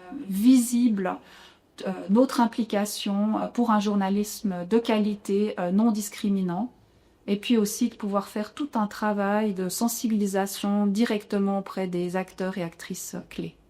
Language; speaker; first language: French; native; French